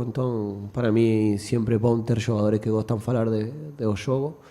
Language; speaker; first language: Portuguese; non-native, fluent; Spanish